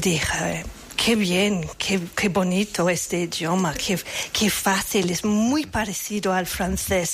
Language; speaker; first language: Spanish; non-native, fluent; English